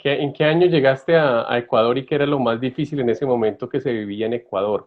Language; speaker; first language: Spanish; native; Spanish